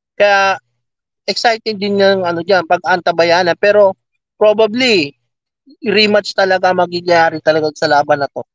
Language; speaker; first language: Filipino; native; Filipino